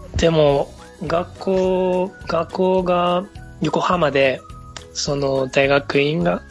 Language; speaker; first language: Japanese; non-native, fluent; Spanish